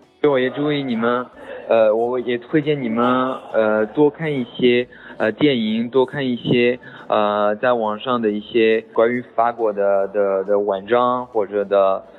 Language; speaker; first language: Chinese; non-native, fluent; French